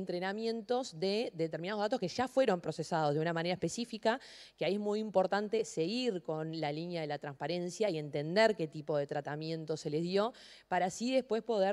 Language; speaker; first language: Spanish; native; Spanish